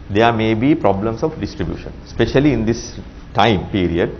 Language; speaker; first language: English; non-native, local second language; Sinhala